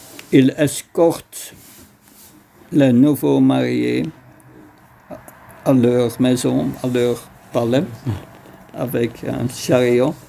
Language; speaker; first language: French; non-native, fluent; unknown